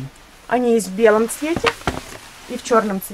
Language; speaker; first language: Russian; native; Russian